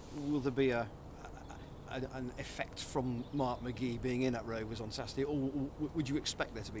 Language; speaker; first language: English; native; English